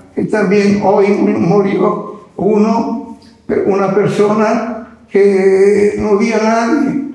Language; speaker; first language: Spanish; non-native, fluent; Italian